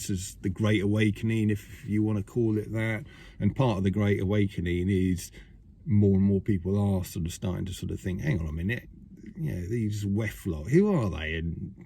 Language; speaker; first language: English; native; English